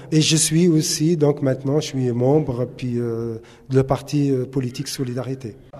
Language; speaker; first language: French; non-native, local second language; Arabic